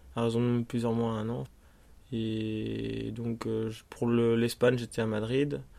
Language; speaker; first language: French; native; French